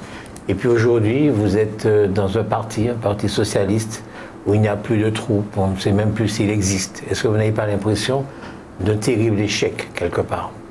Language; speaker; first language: French; native; French